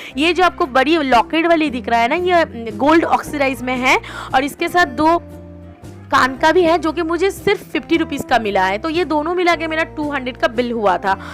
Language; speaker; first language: Hindi; non-native, local second language; Bangla